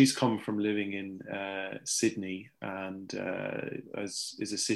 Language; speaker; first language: English; native; English